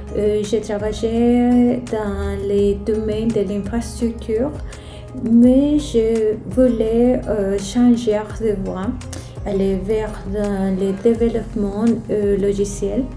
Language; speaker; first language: French; non-native, fluent; Spanish